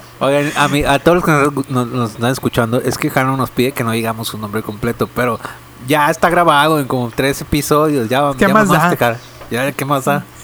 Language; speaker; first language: Spanish; native; Spanish